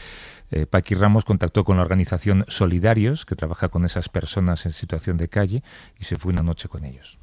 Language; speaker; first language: Spanish; native; Spanish